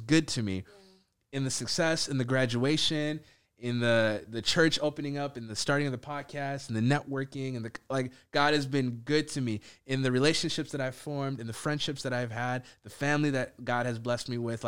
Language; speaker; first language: English; native; English